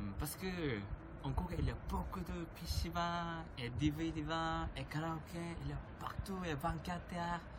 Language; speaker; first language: French; non-native, learner; Korean